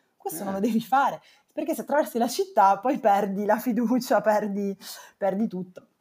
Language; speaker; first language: Italian; native; Italian